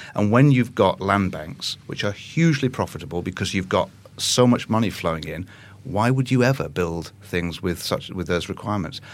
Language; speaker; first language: English; native; English